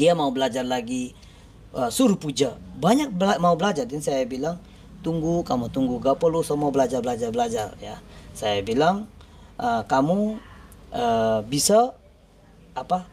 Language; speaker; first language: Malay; non-native, learner; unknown